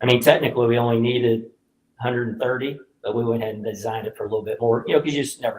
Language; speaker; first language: English; native; English